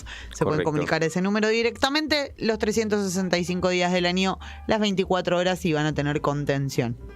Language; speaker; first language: Spanish; native; Spanish